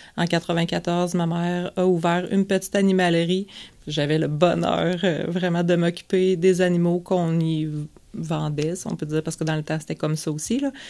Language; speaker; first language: French; native; French